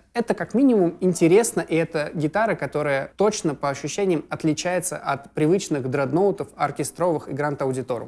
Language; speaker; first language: Russian; native; Russian